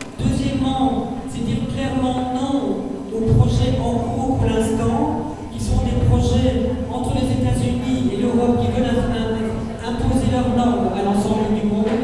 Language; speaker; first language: French; native; French